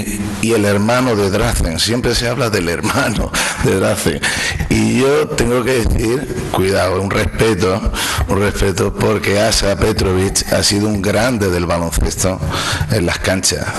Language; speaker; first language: Spanish; native; Spanish